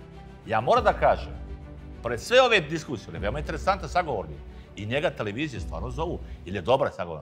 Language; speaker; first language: Serbian; native; Serbian